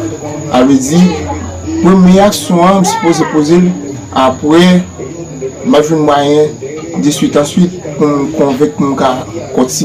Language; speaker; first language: French; non-native, learner; Haitian Creole